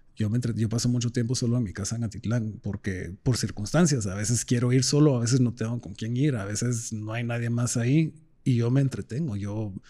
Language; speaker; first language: Spanish; native; Spanish